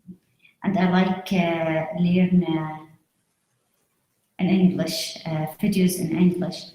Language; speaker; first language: English; non-native, learner; Arabic